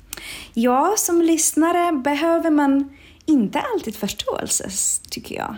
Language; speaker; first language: Swedish; non-native, fluent; Czech